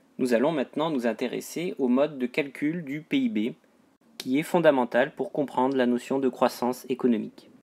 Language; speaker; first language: French; native; French